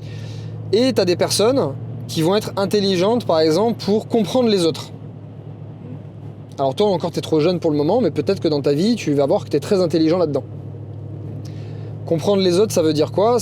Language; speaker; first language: French; native; French